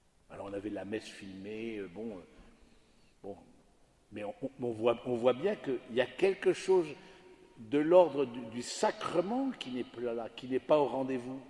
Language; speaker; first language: French; native; French